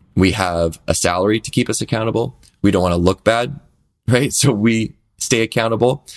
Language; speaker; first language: English; native; English